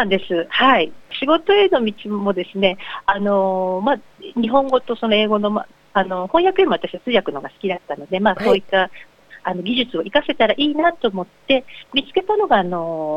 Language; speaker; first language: Japanese; native; Japanese